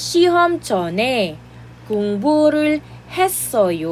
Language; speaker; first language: Korean; non-native, fluent; Filipino